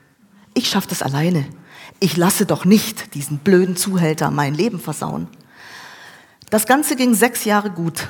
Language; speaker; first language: German; native; German